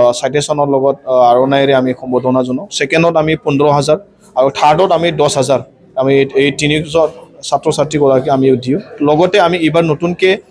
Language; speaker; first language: Assamese; non-native, local second language; Bodo